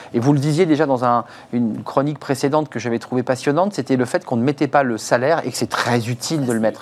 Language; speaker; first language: French; native; French